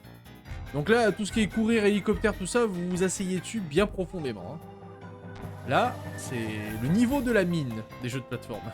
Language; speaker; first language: French; native; French